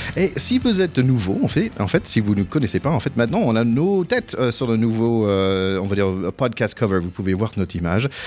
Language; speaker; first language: French; non-native, fluent; English